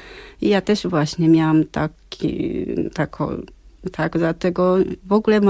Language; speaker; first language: Polish; non-native, fluent; Japanese